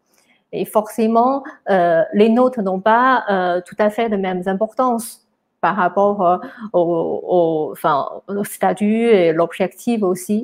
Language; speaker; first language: French; non-native, fluent; Chinese